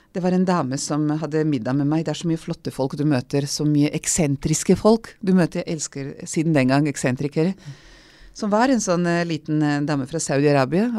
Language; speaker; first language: Norwegian; non-native, fluent; Hungarian